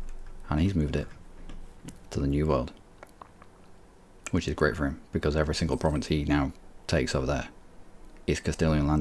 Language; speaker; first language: English; native; English